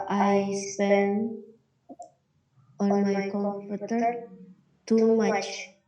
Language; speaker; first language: English; non-native, learner; Indonesian